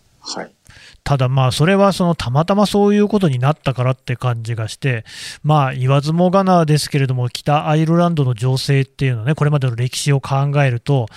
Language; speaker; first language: Japanese; native; Japanese